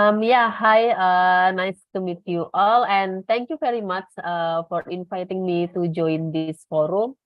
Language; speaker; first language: English; non-native, learner; Indonesian